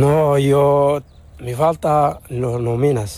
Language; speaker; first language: Spanish; non-native, learner; Arabic